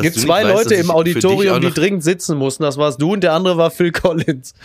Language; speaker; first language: German; native; German